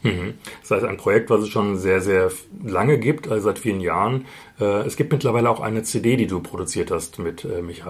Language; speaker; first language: German; native; German